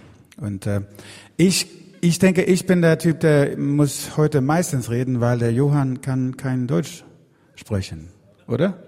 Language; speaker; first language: German; non-native, fluent; Swedish